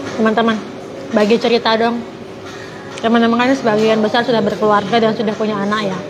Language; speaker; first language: Indonesian; non-native, local second language; Javanese